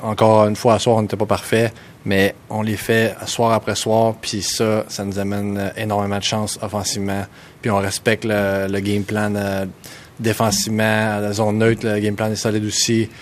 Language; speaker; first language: French; native; French